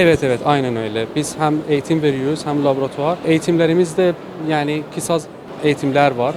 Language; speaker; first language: Turkish; non-native, learner; Persian